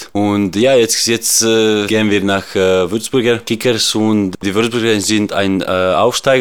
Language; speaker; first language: German; non-native, fluent; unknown